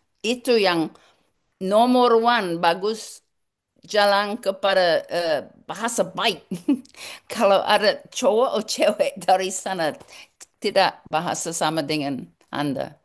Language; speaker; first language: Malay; non-native, learner; English